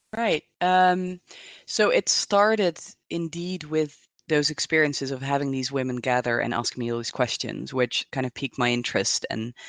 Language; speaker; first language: English; non-native, fluent; Dutch